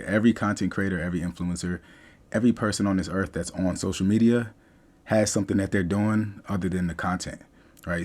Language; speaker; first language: English; native; English